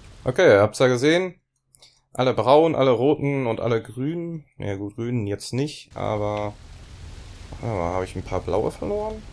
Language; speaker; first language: German; native; German